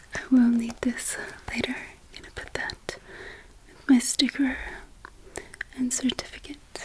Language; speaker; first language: English; native; English